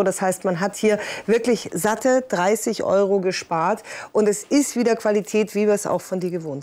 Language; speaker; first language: German; native; German